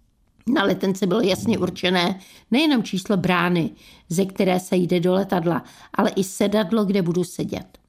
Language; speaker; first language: Czech; native; Czech